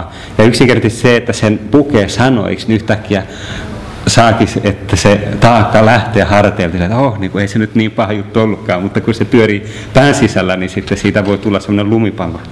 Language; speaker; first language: Finnish; native; Finnish